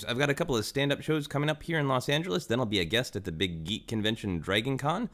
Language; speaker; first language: English; native; English